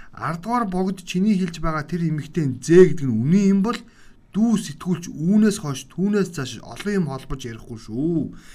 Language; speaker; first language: Mongolian; native; Mongolian